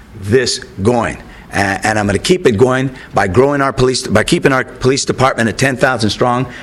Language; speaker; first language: English; native; English